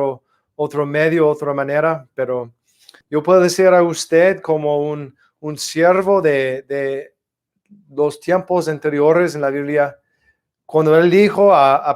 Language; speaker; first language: Spanish; non-native, fluent; English